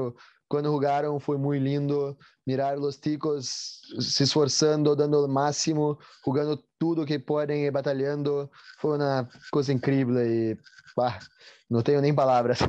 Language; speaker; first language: Spanish; non-native, learner; Portuguese